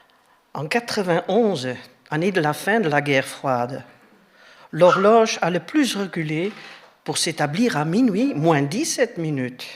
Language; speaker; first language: French; native; French